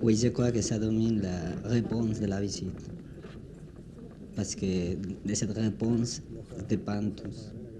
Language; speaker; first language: French; non-native, learner; Spanish